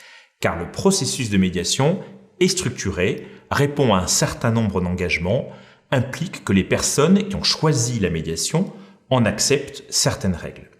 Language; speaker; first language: French; native; French